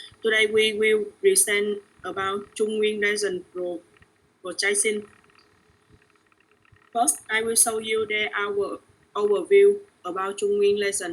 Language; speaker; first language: English; non-native, learner; Vietnamese